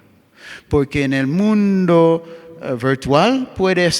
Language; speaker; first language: Spanish; non-native, fluent; English